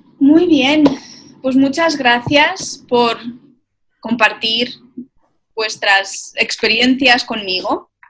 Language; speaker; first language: Spanish; native; Spanish